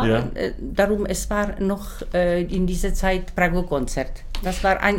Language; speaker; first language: German; non-native, learner; Czech